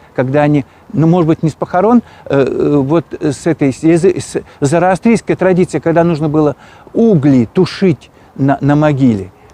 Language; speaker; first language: Russian; non-native, local second language; Chuvash